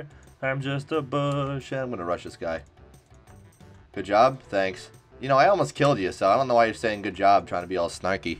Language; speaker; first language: English; native; English